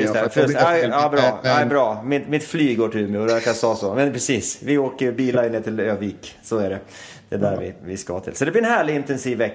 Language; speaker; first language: Swedish; native; Swedish